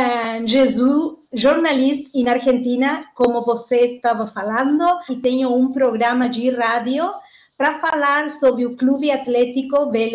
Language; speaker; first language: Portuguese; non-native, learner; Spanish